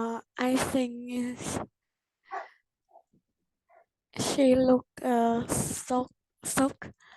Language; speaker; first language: English; non-native, learner; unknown